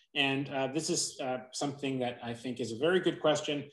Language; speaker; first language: English; native; English